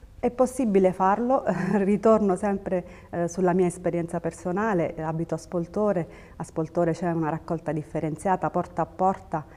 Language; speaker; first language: Italian; early bilingual, other home language; Tigrinya